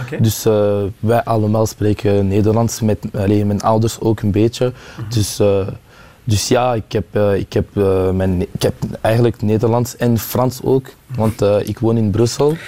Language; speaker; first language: Dutch; non-native, local second language; French